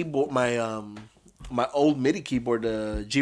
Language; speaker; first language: English; native; English